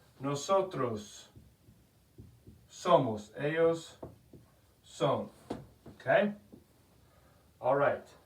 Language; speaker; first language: Spanish; non-native, fluent; English